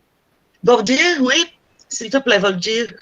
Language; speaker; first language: French; non-native, fluent; Portuguese